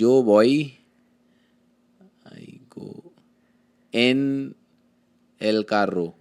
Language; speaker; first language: Spanish; non-native, learner; Hindi